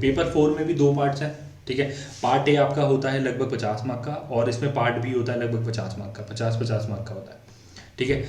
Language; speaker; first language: Hindi; native; Hindi